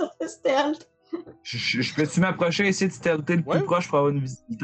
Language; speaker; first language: French; native; French